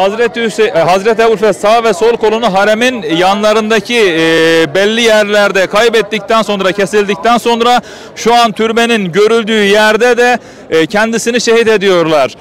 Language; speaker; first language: Turkish; native; Turkish